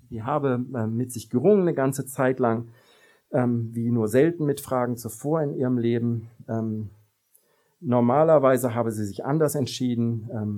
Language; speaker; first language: German; native; German